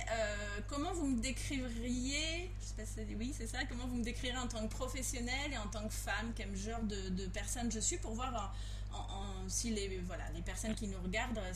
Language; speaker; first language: French; native; French